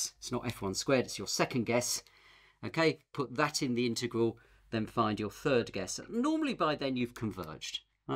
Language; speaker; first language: English; native; English